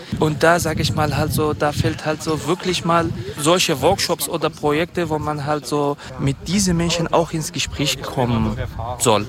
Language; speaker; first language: German; non-native, fluent; Kurdish